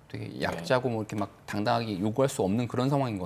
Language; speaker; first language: Korean; native; Korean